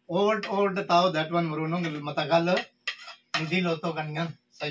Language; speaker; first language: Filipino; non-native, learner; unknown